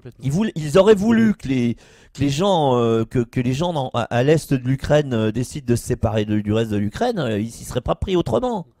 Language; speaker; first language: French; native; French